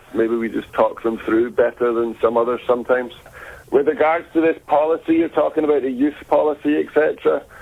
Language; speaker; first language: English; native; English